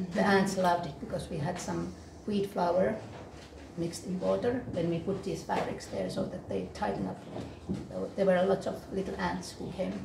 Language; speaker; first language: English; non-native, fluent; Finnish